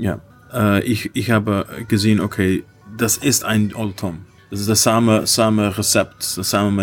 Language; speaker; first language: German; non-native, learner; Dutch